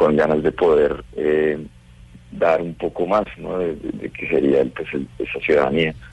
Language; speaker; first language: Spanish; native; Spanish